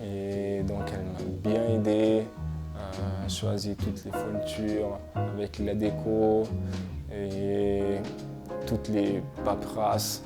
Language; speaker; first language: French; non-native, fluent; Portuguese